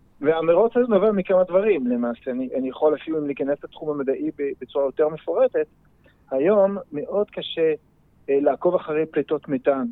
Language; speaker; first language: Hebrew; native; Hebrew